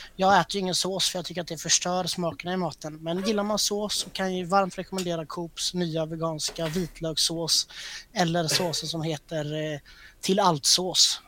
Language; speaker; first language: Swedish; native; Swedish